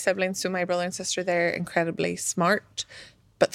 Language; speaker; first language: English; native; English